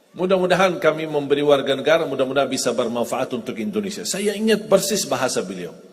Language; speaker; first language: Indonesian; non-native, fluent; Arabic